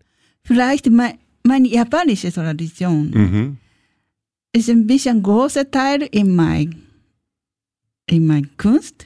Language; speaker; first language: German; non-native, learner; Japanese